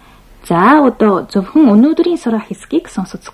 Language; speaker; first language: Mongolian; non-native, fluent; Japanese